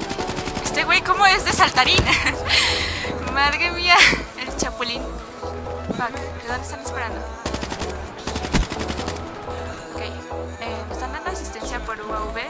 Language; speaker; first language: Spanish; native; Spanish